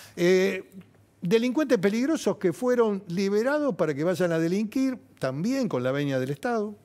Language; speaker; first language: Spanish; native; Spanish